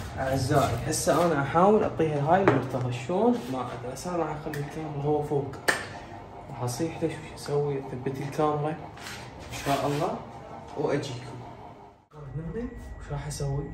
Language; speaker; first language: Arabic; native; Arabic